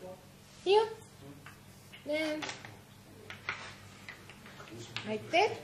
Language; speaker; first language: English; non-native, learner; Korean